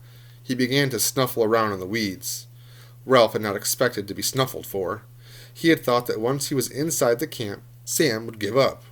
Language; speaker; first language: English; native; English